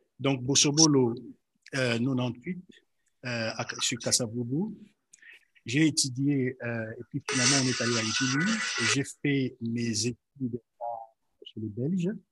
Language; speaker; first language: French; non-native, local second language; Lingala